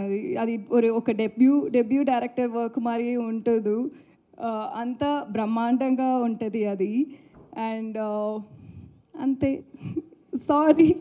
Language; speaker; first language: Telugu; non-native, learner; Tamil